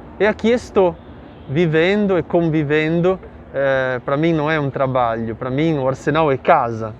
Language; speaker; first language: Portuguese; non-native, fluent; Italian